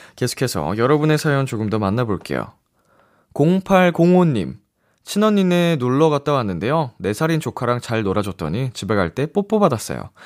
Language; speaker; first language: Korean; native; Korean